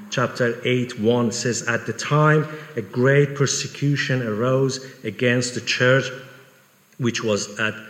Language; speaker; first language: English; non-native, fluent; Persian